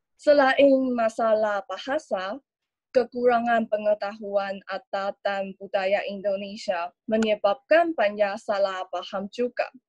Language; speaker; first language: Indonesian; non-native, learner; Chinese